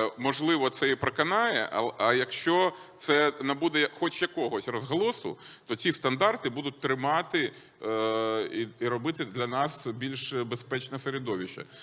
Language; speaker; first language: Ukrainian; non-native, local second language; Russian